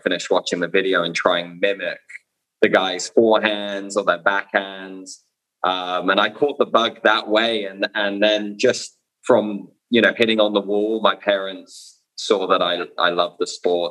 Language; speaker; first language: English; native; English